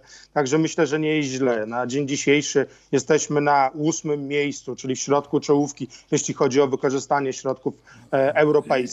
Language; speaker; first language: Polish; native; Polish